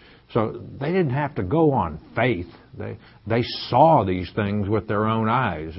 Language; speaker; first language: English; native; English